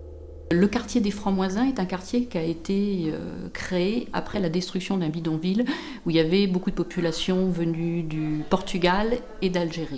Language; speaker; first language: French; native; French